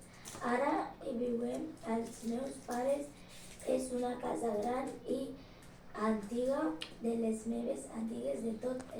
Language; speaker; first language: Catalan; non-native, learner; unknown